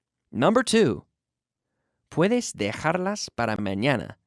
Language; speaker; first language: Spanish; non-native, fluent; English